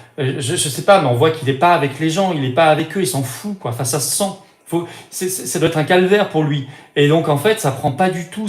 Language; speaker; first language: French; native; French